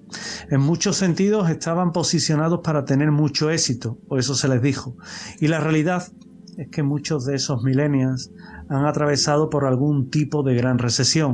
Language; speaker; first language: Spanish; native; Spanish